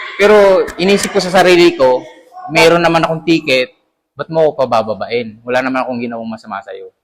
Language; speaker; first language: Filipino; native; Filipino